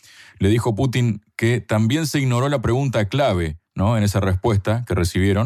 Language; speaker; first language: Spanish; native; Spanish